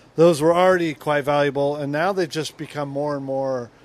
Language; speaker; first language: English; native; English